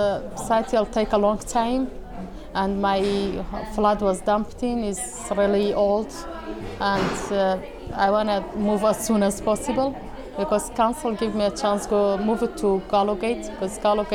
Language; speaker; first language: English; non-native, learner; Arabic